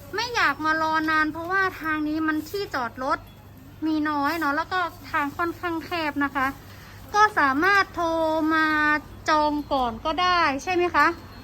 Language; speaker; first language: Thai; native; Thai